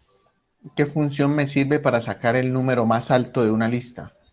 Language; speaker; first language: Spanish; native; Spanish